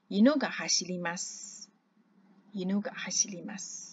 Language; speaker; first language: Japanese; non-native, fluent; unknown